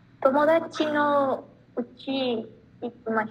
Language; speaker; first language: Japanese; non-native, learner; Spanish